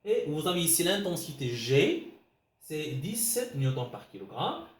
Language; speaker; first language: French; non-native, local second language; Arabic